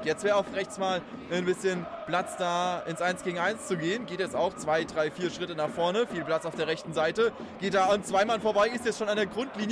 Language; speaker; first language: German; native; German